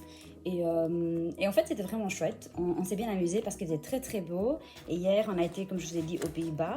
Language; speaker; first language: French; native; French